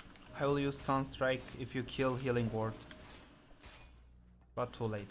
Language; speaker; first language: English; non-native, learner; Turkish